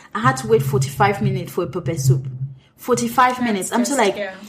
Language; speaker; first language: English; non-native, local second language; French